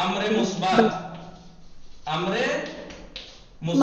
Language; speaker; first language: Persian; non-native, fluent; Urdu